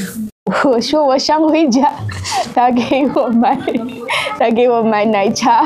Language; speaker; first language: Chinese; non-native, fluent; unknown